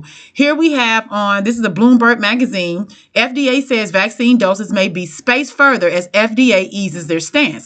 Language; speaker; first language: English; native; English